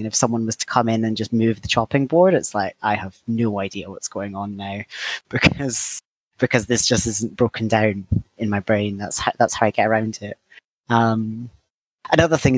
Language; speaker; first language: English; native; English